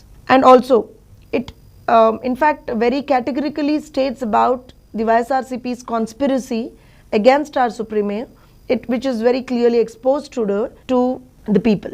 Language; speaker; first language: English; non-native, local second language; Telugu